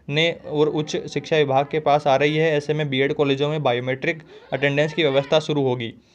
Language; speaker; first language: Hindi; native; Hindi